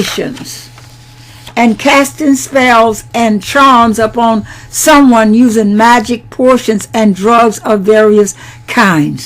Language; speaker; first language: English; native; English